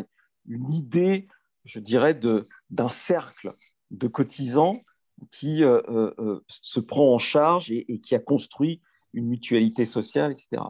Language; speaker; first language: French; native; French